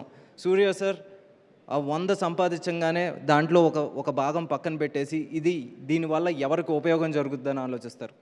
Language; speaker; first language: Telugu; native; Telugu